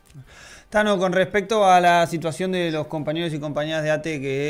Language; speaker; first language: Spanish; native; Spanish